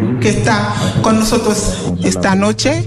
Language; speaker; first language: Spanish; non-native, learner; Haitian Creole